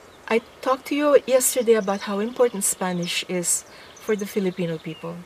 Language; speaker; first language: English; non-native, local second language; Filipino